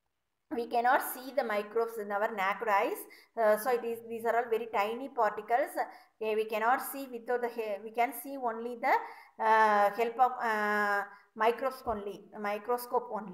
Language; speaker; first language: English; non-native, local second language; Tamil